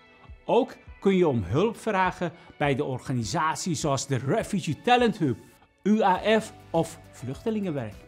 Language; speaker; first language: Dutch; non-native, fluent; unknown